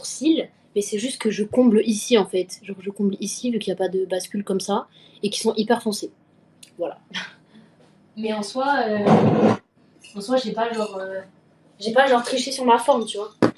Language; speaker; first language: French; native; French